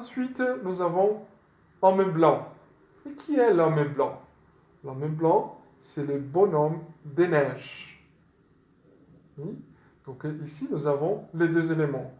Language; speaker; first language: French; non-native, fluent; Portuguese